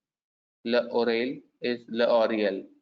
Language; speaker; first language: French; non-native, learner; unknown